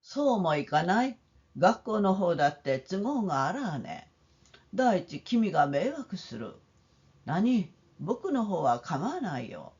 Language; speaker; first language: Japanese; non-native, fluent; Korean